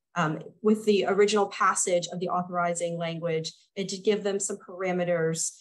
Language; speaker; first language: English; native; English